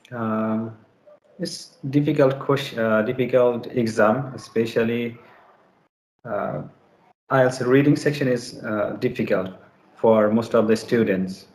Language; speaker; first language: English; non-native, learner; Bangla